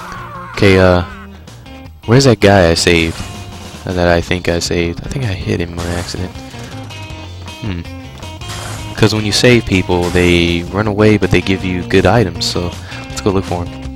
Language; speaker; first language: English; native; English